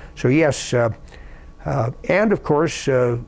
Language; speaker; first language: English; native; English